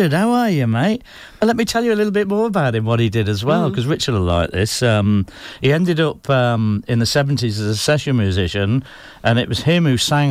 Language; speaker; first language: English; native; English